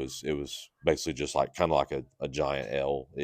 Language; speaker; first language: English; native; English